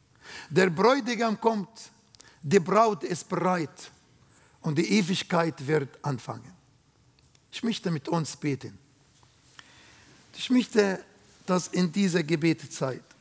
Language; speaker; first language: German; non-native, learner; Arabic